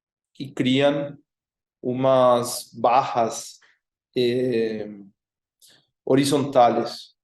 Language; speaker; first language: Portuguese; non-native, fluent; Spanish